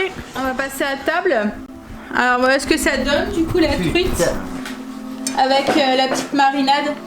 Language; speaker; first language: French; native; French